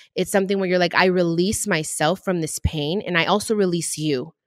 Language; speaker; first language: English; early bilingual, other home language; Spanish